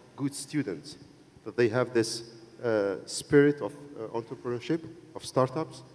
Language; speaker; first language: English; non-native, fluent; Arabic